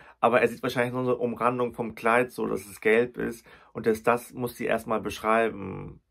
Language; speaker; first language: German; native; German